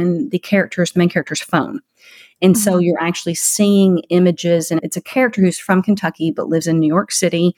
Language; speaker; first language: English; native; English